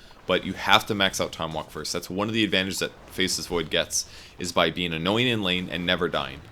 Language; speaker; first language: English; native; English